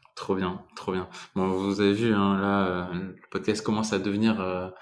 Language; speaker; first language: French; native; French